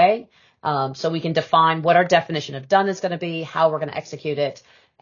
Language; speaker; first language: English; native; English